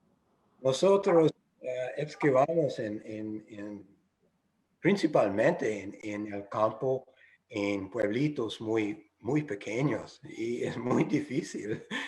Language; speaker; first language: Spanish; non-native, fluent; English